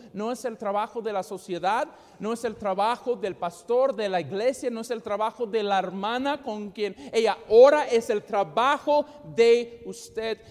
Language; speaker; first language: Spanish; non-native, fluent; English